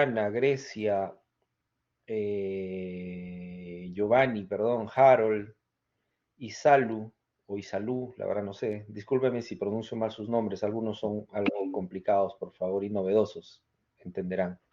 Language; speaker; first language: Spanish; native; Spanish